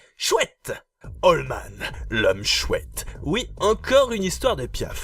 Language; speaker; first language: French; native; French